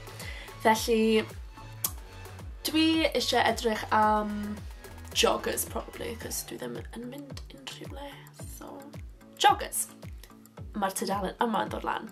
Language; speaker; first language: Welsh; non-native, local second language; English